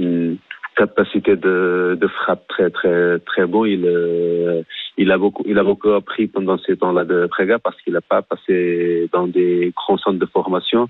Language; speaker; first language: French; non-native, fluent; Portuguese